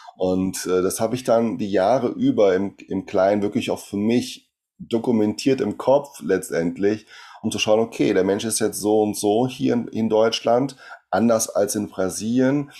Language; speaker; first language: German; early bilingual, other home language; Portuguese